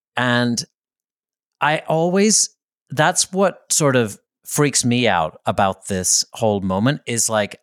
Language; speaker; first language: English; native; English